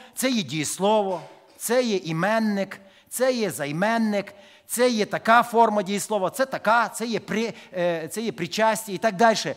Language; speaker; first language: Ukrainian; native; Ukrainian